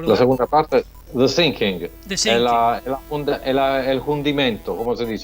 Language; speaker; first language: Spanish; non-native, fluent; Italian